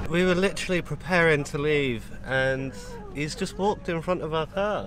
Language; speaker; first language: English; native; English